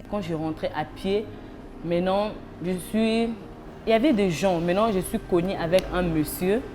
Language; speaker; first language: French; non-native, local second language; Lingala